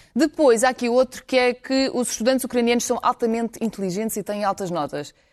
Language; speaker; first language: Portuguese; early bilingual, other home language; Ukrainian